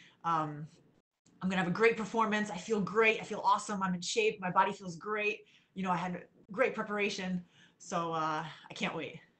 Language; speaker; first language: English; native; English